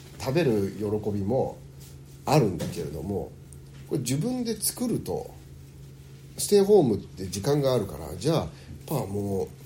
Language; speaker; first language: Japanese; early bilingual, heritage; Japanese